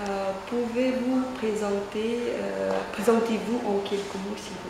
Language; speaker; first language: French; non-native, fluent; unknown